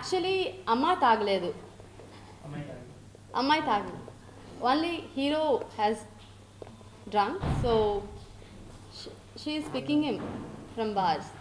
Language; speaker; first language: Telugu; non-native, learner; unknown